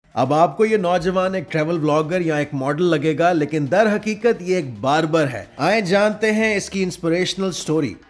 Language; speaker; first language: Hindi; non-native, local second language; Punjabi